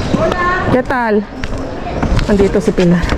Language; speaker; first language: Spanish; non-native, fluent; Filipino